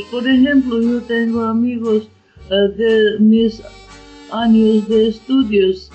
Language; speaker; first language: Spanish; non-native, learner; Ukrainian